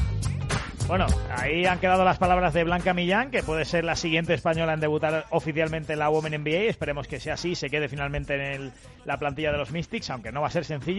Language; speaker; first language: Spanish; native; Spanish